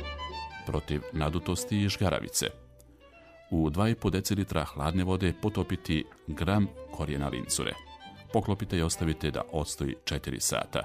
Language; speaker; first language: Croatian; native; Croatian